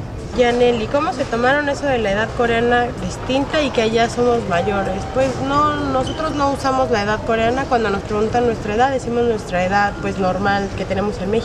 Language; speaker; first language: Spanish; native; Spanish